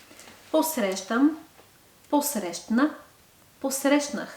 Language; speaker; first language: Bulgarian; non-native, fluent; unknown